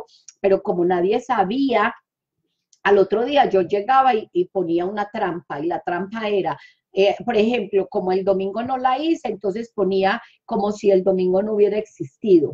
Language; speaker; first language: Spanish; native; Spanish